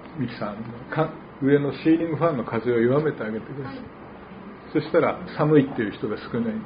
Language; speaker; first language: Japanese; native; Japanese